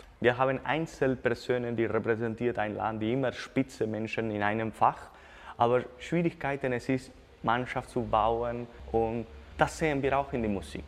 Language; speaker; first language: German; non-native, fluent; Spanish